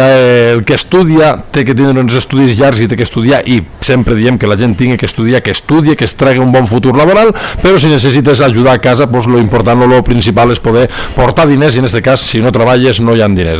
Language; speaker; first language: Catalan; native; Catalan